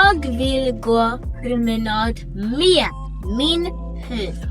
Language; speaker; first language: Swedish; non-native, learner; English